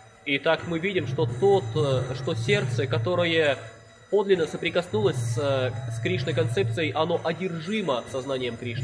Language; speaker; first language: Russian; native; Russian